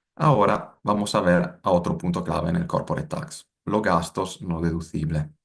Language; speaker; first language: Spanish; non-native, fluent; Italian